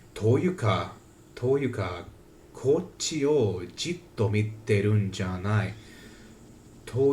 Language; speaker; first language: Japanese; non-native, learner; English